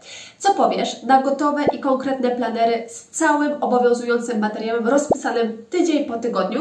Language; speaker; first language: Polish; native; Polish